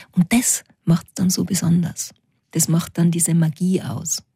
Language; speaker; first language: German; native; German